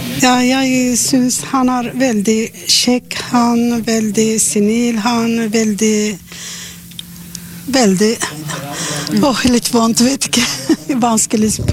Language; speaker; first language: Norwegian; non-native, learner; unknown